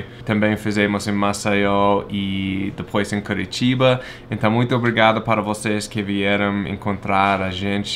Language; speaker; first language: Portuguese; non-native, fluent; English